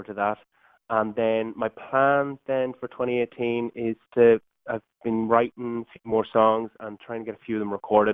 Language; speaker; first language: English; native; English